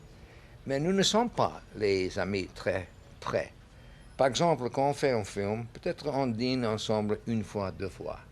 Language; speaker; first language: French; non-native, learner; English